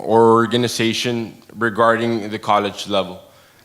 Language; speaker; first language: English; early bilingual, other home language; Spanish